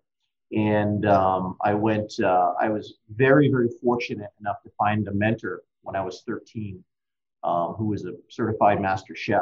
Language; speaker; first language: English; native; English